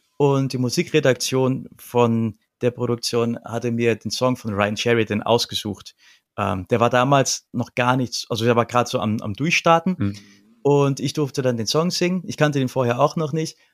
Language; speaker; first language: German; native; German